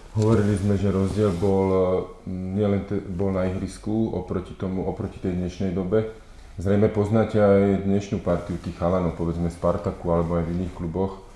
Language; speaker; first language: Slovak; native; Slovak